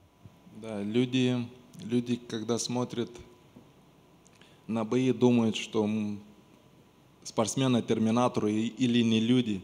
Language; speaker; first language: Russian; non-native, local second language; Romanian